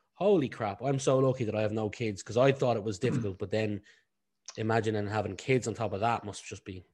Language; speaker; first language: English; native; English